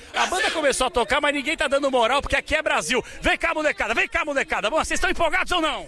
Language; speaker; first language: Portuguese; native; Portuguese